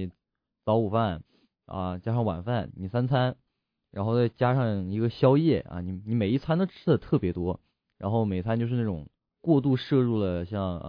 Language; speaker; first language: Chinese; native; Chinese